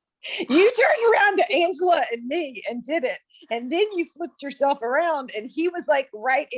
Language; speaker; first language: English; native; English